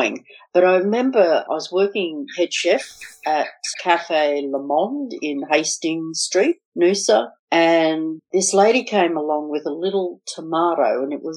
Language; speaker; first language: English; native; English